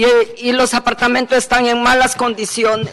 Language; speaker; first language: Spanish; native; Spanish